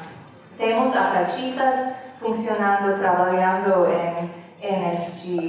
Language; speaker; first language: Portuguese; non-native, learner; English